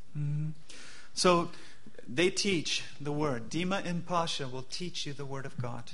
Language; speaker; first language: English; native; English